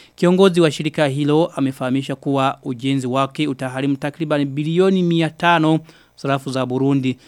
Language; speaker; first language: Swahili; non-native, local second language; Rundi